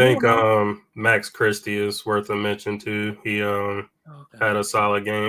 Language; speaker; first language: English; native; English